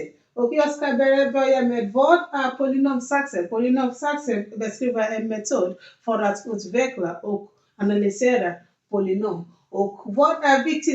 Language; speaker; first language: Swedish; non-native, learner; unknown